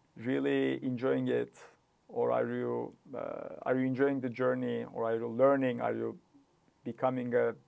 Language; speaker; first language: English; non-native, fluent; Turkish